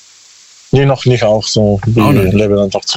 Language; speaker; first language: German; non-native, learner; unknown